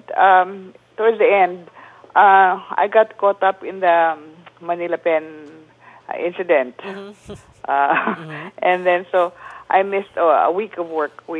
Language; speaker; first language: English; non-native, local second language; Filipino